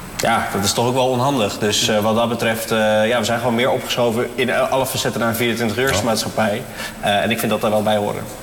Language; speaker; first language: Dutch; native; Dutch